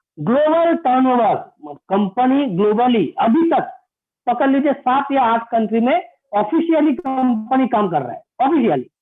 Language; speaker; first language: Hindi; non-native, local second language; Bangla